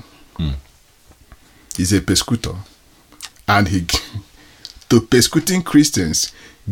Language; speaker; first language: English; non-native, local second language; Igbo